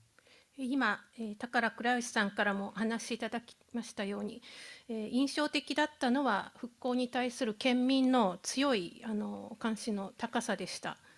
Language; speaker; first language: Japanese; native; Japanese